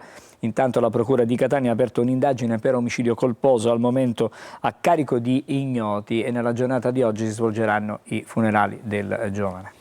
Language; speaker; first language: Italian; native; Italian